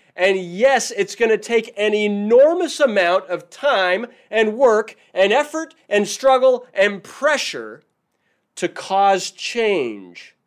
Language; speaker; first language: English; native; English